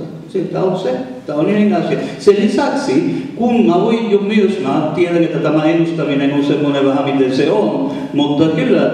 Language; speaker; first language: Finnish; non-native, fluent; Spanish